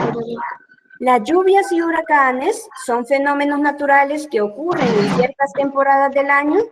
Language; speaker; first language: Spanish; native; Spanish